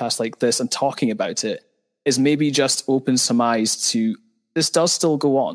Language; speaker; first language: English; native; English